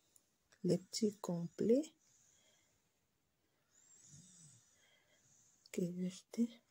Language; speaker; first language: French; non-native, local second language; Lingala